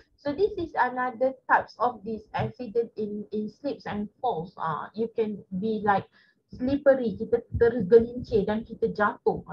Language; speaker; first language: English; non-native, local second language; Malay